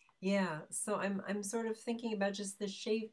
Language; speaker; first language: English; native; English